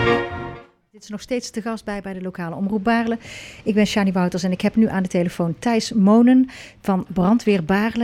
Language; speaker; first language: Dutch; native; Dutch